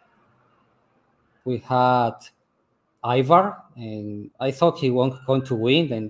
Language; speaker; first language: English; non-native, learner; Spanish